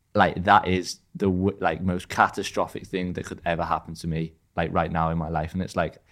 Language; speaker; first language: English; native; English